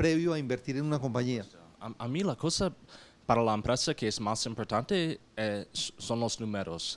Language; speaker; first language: Spanish; non-native, learner; English